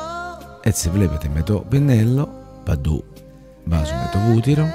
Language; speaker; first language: Greek; non-native, learner; Italian